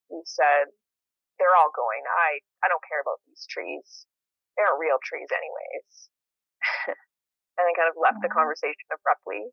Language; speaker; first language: English; native; English